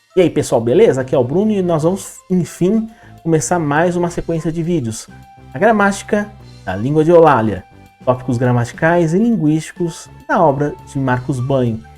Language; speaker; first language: Portuguese; native; Portuguese